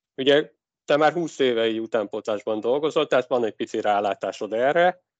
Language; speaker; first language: Hungarian; native; Hungarian